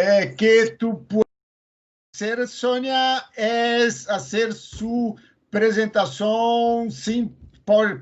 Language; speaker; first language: Spanish; non-native, learner; Portuguese